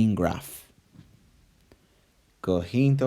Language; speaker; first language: Irish; non-native, local second language; English